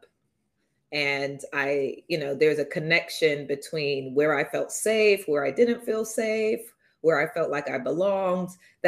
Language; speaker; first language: English; native; English